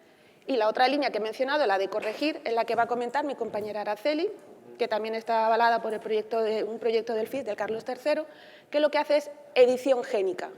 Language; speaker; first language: Spanish; native; Spanish